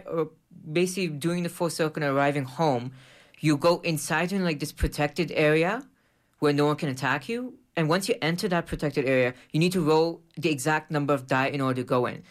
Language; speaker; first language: English; non-native, local second language; Urdu